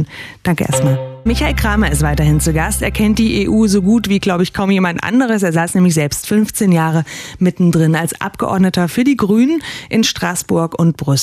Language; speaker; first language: German; native; German